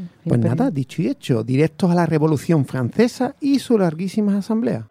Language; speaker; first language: Spanish; native; Spanish